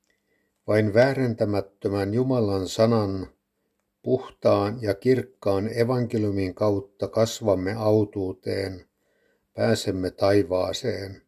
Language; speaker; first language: Finnish; native; Finnish